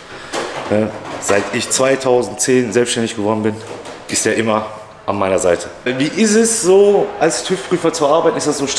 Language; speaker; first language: German; native; German